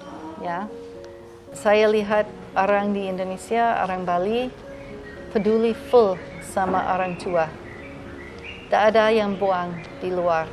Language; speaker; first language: Indonesian; non-native, fluent; English